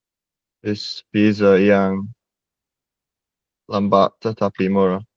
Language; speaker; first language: Indonesian; non-native, learner; English